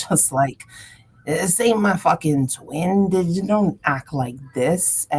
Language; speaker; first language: English; native; English